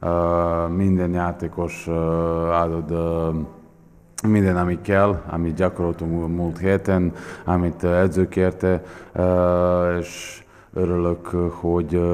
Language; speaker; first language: Hungarian; non-native, learner; Serbian